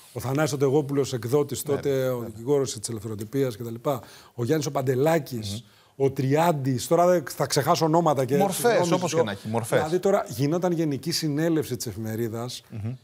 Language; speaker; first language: Greek; native; Greek